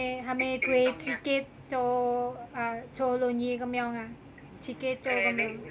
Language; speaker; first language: Cantonese; non-native, fluent; Javanese